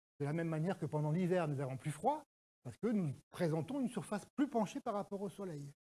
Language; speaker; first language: French; native; French